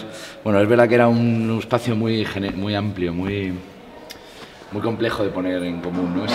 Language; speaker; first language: Spanish; native; Spanish